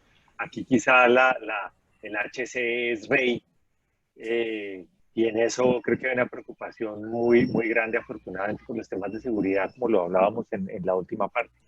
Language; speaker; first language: Spanish; native; Spanish